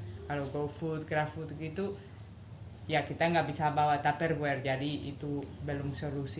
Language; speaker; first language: Indonesian; non-native, fluent; Spanish